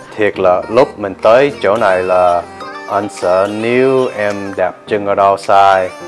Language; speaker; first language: Vietnamese; early bilingual, heritage; Vietnamese